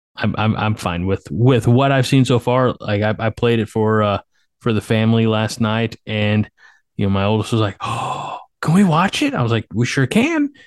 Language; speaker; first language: English; early bilingual, other home language; Slovak